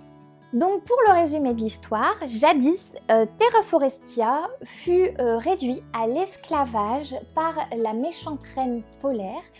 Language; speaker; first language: French; native; French